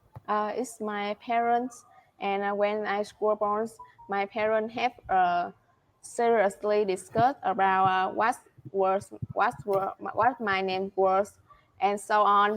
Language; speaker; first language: English; non-native, learner; Vietnamese